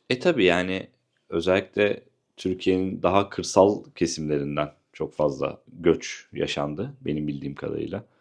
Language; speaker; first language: Turkish; native; Turkish